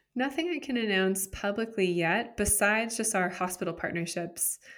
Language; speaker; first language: English; native; English